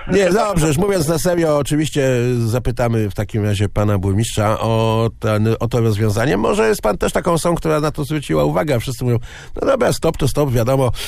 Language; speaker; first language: Polish; native; Polish